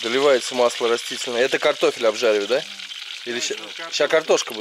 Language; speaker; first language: Russian; native; Russian